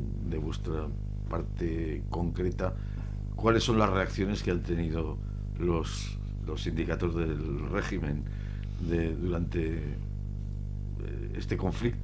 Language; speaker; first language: Spanish; native; Spanish